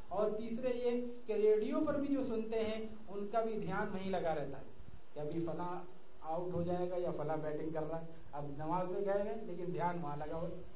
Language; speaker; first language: Urdu; native; Urdu